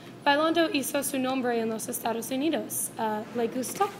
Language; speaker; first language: Spanish; non-native, learner; English